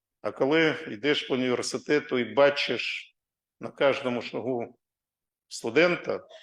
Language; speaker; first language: Ukrainian; non-native, local second language; Russian